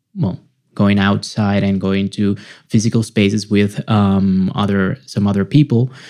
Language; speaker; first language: English; non-native, fluent; Spanish